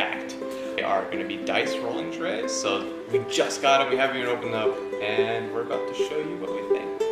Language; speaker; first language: English; native; English